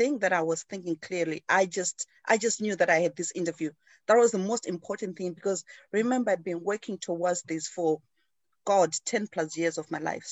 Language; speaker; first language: English; non-native, local second language; Shona